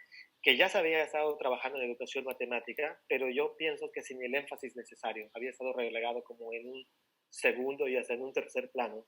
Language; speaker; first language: Spanish; native; Spanish